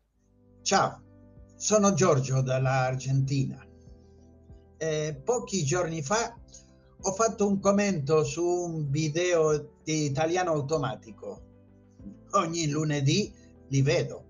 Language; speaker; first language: Italian; non-native, fluent; Spanish